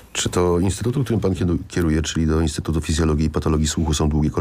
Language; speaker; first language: Polish; native; Polish